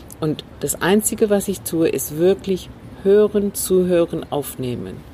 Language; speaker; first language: German; non-native, fluent; English